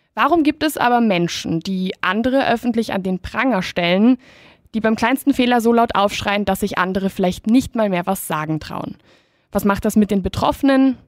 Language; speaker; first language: German; non-native, fluent; Spanish